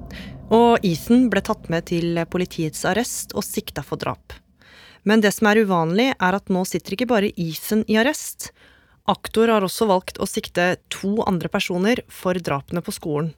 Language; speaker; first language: Norwegian; native; Norwegian